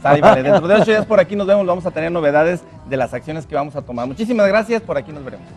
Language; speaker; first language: Spanish; native; Spanish